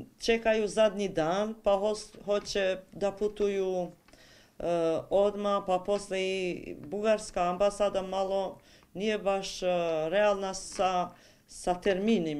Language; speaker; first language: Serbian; non-native, local second language; Albanian